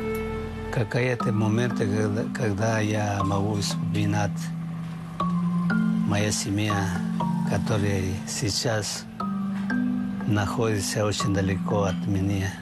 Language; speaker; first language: Russian; non-native, fluent; Chinese